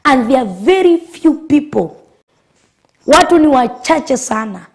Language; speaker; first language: English; non-native, local second language; Kikuyu